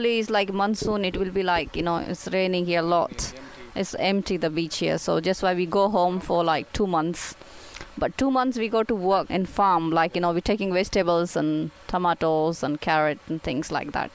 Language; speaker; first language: English; non-native, local second language; Kannada